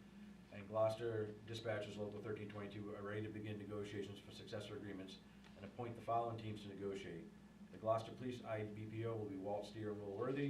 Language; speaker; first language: English; native; English